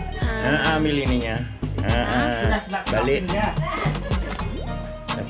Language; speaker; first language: Indonesian; non-native, local second language; Balinese